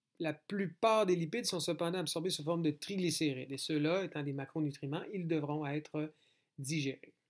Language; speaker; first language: French; native; French